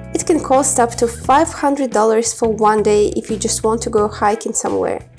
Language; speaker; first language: English; non-native, fluent; Kazakh